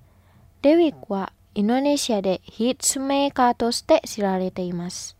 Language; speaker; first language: Japanese; non-native, fluent; Indonesian